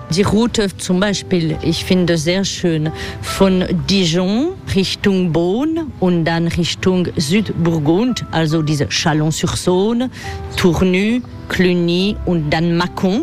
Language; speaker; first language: German; non-native, fluent; French